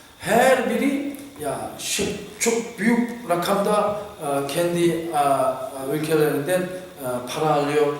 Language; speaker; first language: Turkish; non-native, fluent; Korean